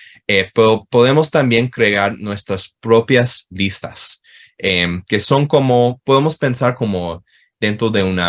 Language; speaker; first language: Spanish; non-native, fluent; English